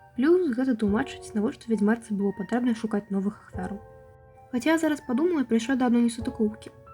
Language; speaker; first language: Belarusian; native; Belarusian